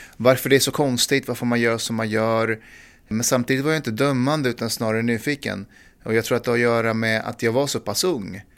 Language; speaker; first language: Swedish; early bilingual, other home language; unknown